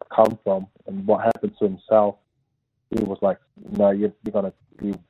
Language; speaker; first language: English; native; English